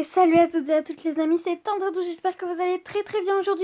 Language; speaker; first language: French; native; French